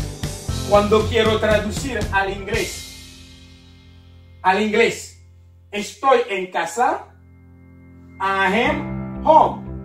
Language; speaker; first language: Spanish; non-native, fluent; Haitian Creole